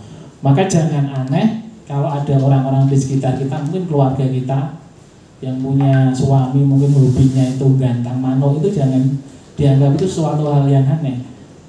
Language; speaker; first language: Indonesian; native; Indonesian